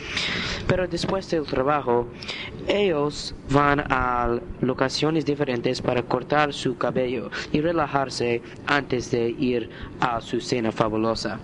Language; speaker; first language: Spanish; non-native, learner; English